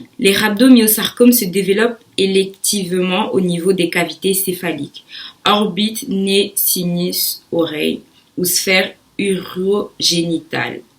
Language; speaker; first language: French; early bilingual, other home language; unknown